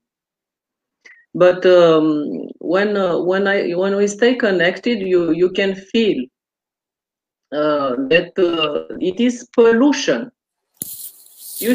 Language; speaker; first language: English; non-native, fluent; Romanian